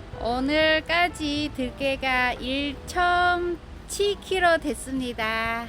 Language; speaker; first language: Korean; non-native, learner; Vietnamese